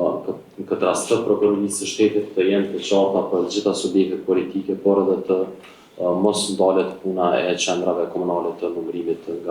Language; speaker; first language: Albanian; native; Albanian